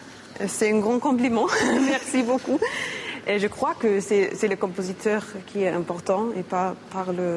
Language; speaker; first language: French; non-native, learner; German